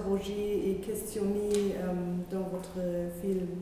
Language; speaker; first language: French; non-native, fluent; German